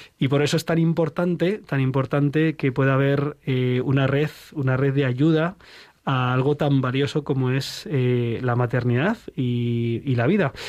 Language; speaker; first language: Spanish; native; Spanish